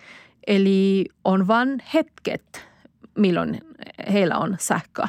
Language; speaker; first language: Finnish; non-native, fluent; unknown